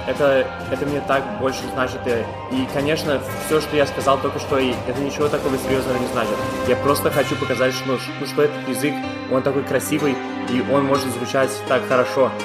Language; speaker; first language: Russian; early bilingual, heritage; Russian